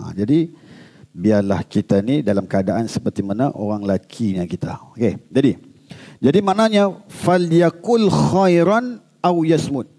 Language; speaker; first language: Malay; native; Malay